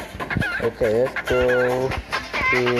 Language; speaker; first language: English; non-native, learner; Indonesian